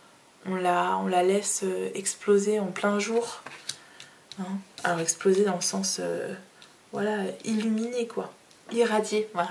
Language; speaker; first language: French; native; French